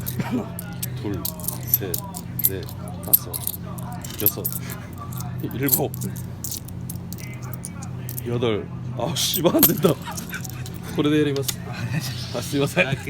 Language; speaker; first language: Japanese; non-native, learner; Korean